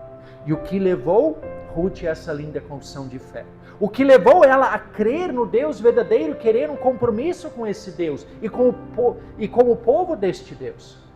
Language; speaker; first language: Portuguese; native; Portuguese